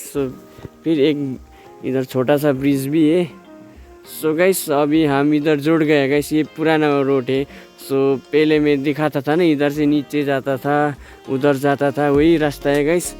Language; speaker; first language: Hindi; non-native, local second language; Nepali